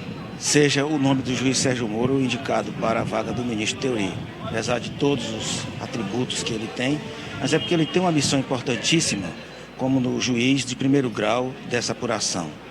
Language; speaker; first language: Portuguese; native; Portuguese